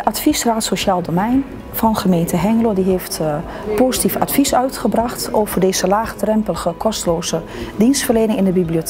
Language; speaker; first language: Dutch; native; Dutch